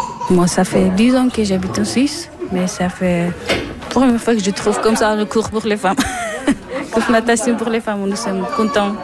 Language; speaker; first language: French; non-native, learner; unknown